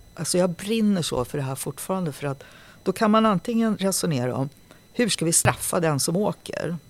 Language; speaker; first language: Swedish; native; Swedish